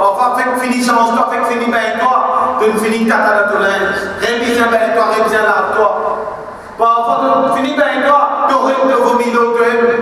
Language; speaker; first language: French; non-native, local second language; Morisyen